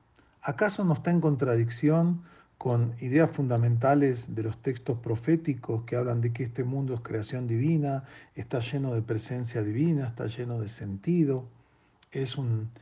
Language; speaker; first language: Spanish; native; Spanish